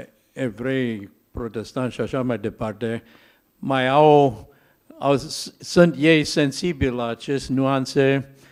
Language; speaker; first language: Romanian; non-native, learner; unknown